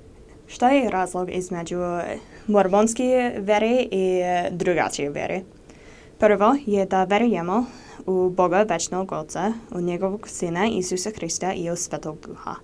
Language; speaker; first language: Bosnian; non-native, learner; English